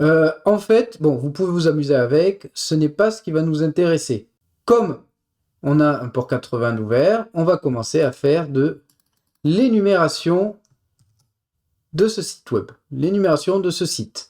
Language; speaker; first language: French; native; French